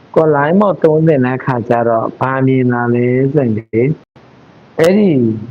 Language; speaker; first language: Burmese; non-native, local second language; Mon